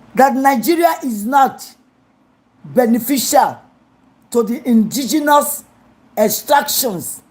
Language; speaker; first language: English; non-native, local second language; Yoruba